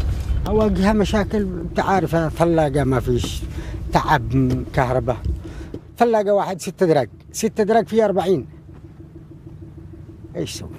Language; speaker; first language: Arabic; native; Arabic